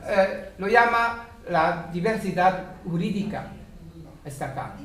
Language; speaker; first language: Spanish; non-native, fluent; French